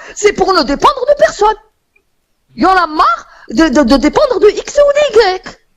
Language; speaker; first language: French; non-native, local second language; Kabyle